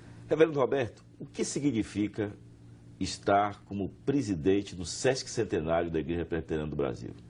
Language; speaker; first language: Portuguese; native; Portuguese